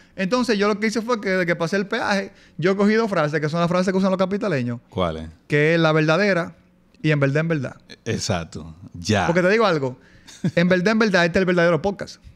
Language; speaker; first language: Spanish; native; Spanish